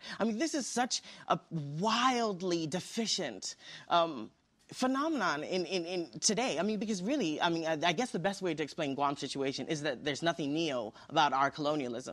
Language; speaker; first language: English; native; English